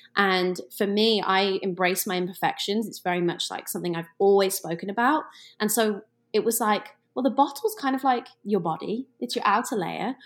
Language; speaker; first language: English; native; English